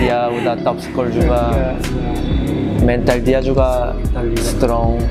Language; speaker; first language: Indonesian; non-native, learner; Korean